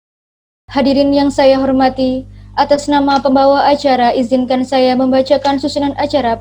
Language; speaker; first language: Malay; native; Malay